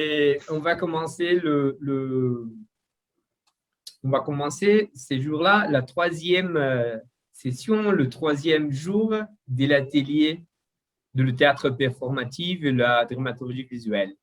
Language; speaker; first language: French; non-native, learner; Portuguese